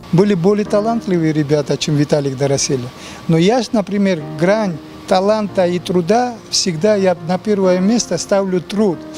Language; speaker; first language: Russian; non-native, local second language; Abkhazian